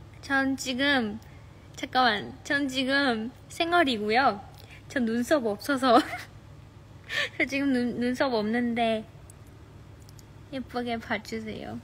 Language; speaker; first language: Korean; non-native, fluent; Chinese